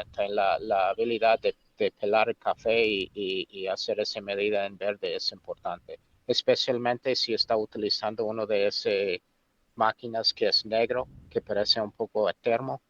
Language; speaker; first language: Spanish; non-native, fluent; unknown